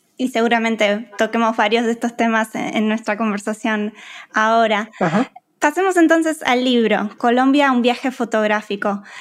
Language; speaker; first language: Spanish; native; Spanish